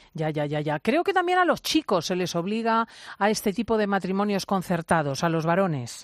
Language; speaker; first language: Spanish; native; Spanish